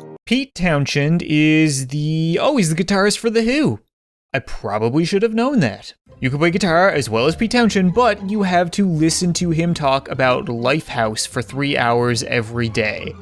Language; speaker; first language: English; native; English